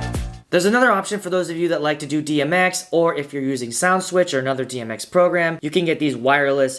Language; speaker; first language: English; native; English